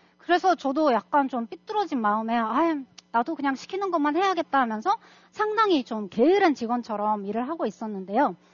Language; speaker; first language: Korean; non-native, fluent; Russian